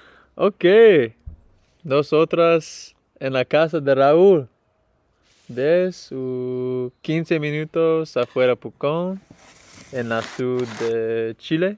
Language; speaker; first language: Spanish; non-native, learner; English